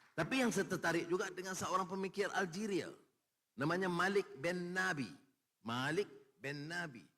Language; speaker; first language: Malay; native; Malay